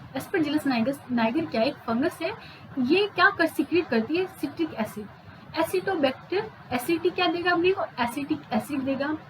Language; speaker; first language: Hindi; native; Hindi